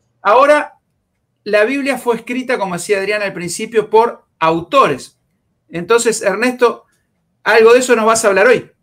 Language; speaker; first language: Spanish; native; Spanish